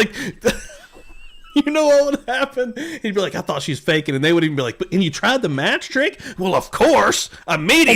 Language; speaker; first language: English; native; English